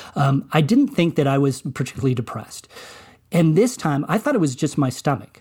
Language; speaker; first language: English; native; English